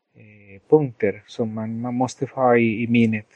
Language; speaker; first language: Swedish; non-native, fluent; Spanish